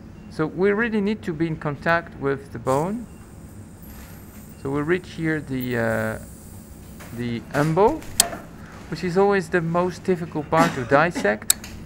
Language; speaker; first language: English; non-native, fluent; French